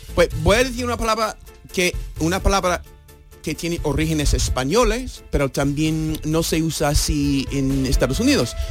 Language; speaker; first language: Spanish; non-native, fluent; English